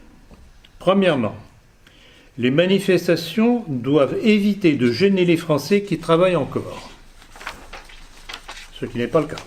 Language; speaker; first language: French; native; French